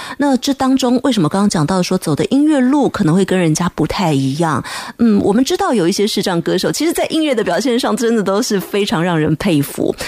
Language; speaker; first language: Chinese; native; Chinese